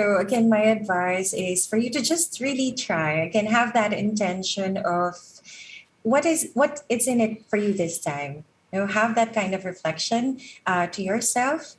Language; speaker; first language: English; non-native, local second language; Filipino